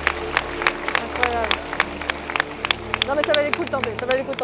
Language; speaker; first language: French; native; French